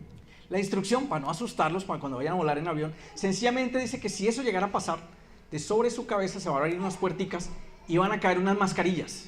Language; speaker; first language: Spanish; native; Spanish